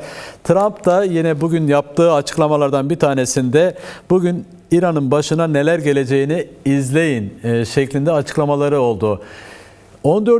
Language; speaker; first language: Turkish; native; Turkish